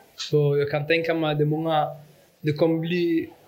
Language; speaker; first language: Swedish; native; Swedish